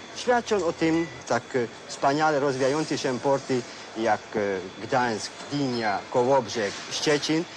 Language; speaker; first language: Polish; non-native, fluent; Hungarian